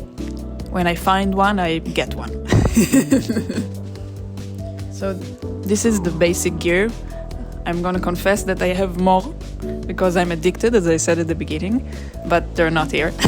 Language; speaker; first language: English; non-native, fluent; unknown